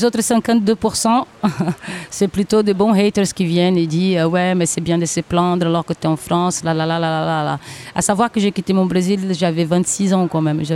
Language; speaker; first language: French; non-native, fluent; Portuguese